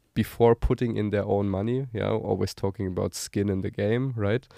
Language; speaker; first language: English; non-native, fluent; German